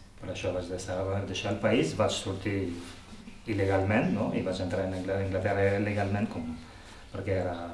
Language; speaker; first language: Catalan; non-native, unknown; Albanian